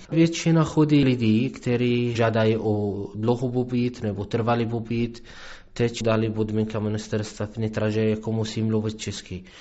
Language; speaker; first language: Czech; non-native, learner; Arabic